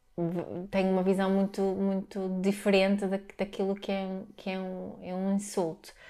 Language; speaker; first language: Portuguese; non-native, fluent; Swedish